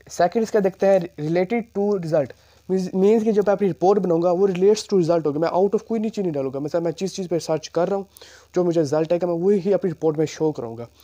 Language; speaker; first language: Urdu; non-native, local second language; Punjabi